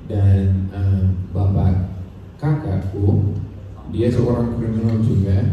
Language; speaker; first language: Indonesian; non-native, fluent; English